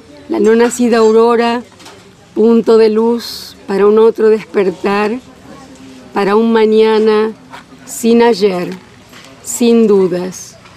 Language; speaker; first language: Spanish; native; Spanish